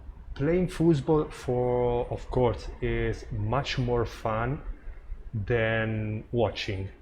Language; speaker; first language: English; non-native, fluent; Italian